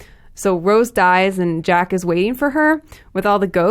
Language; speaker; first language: English; native; English